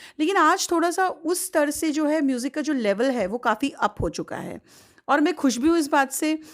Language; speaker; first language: Hindi; native; Hindi